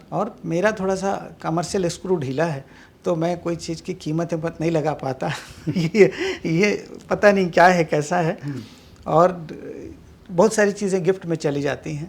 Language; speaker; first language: Hindi; non-native, local second language; Chhattisgarhi